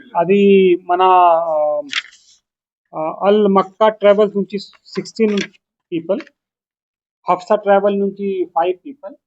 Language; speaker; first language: Telugu; non-native, local second language; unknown